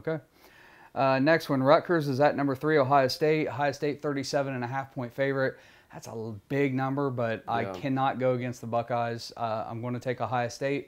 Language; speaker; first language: English; native; English